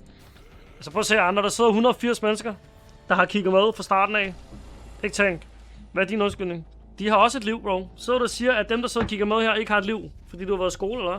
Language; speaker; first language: Danish; native; Danish